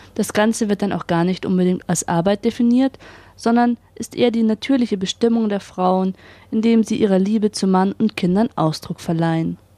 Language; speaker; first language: German; native; German